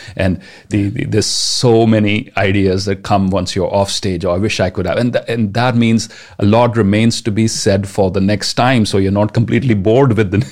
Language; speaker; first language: English; non-native, local second language; Punjabi